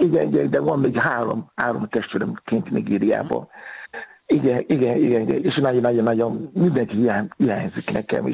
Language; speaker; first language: Hungarian; non-native, fluent; Yoruba